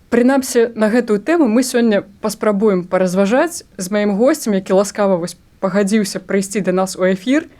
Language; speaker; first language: Belarusian; non-native, local second language; Russian